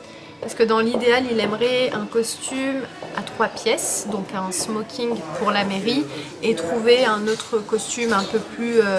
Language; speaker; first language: French; native; French